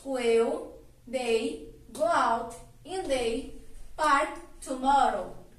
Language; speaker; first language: English; non-native, learner; Portuguese